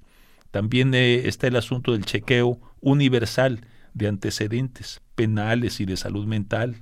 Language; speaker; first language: Spanish; native; Spanish